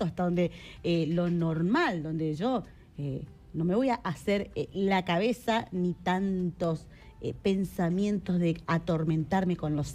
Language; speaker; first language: Spanish; native; Spanish